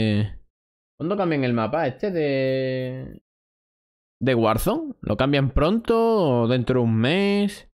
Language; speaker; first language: Spanish; native; Spanish